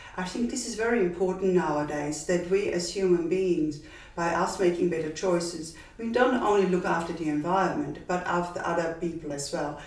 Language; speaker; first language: English; non-native, fluent; German